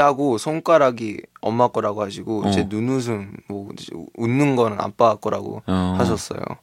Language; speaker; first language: Korean; early bilingual, heritage; Korean